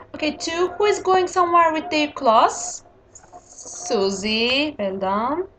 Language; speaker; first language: English; non-native, fluent; Turkish